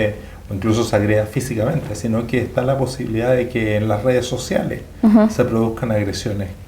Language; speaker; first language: Spanish; native; Spanish